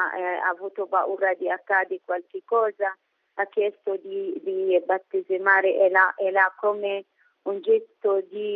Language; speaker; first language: Italian; non-native, learner; Arabic